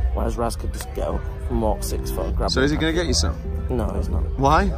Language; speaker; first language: English; native; English